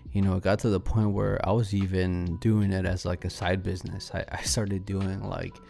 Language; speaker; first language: English; early bilingual, other home language; Spanish